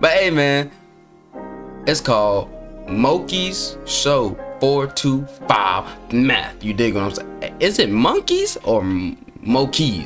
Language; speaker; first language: English; native; English